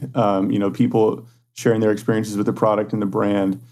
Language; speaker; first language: English; native; English